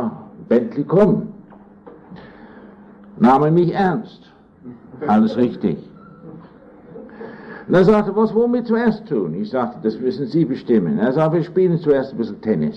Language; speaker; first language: German; non-native, fluent; English